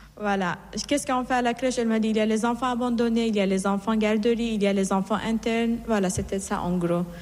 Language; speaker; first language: French; non-native, fluent; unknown